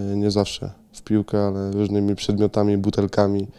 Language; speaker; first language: Polish; native; Polish